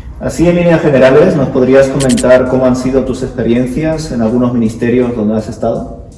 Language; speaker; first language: Spanish; native; Spanish